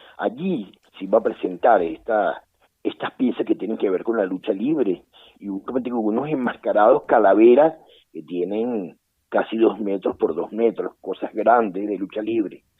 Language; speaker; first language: Spanish; native; Spanish